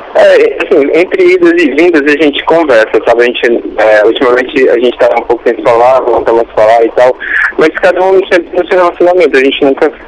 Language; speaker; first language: Portuguese; native; Portuguese